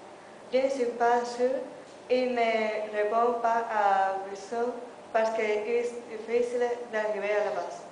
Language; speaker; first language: French; non-native, learner; Spanish